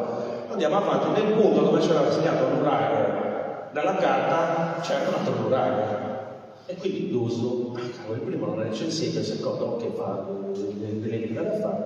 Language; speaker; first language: Italian; native; Italian